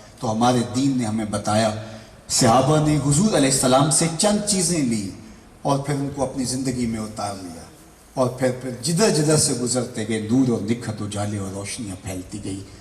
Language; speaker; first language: Urdu; non-native, local second language; Punjabi